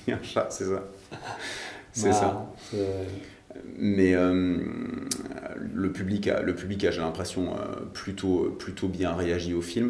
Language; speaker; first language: French; native; French